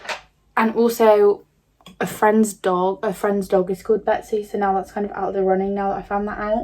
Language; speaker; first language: English; native; English